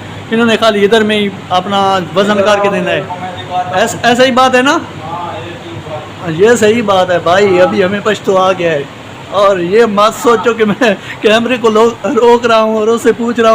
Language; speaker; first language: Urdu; non-native, local second language; Punjabi